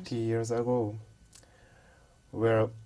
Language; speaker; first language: English; non-native, learner; Japanese